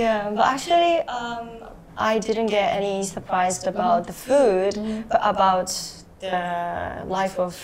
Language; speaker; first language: English; non-native, learner; Japanese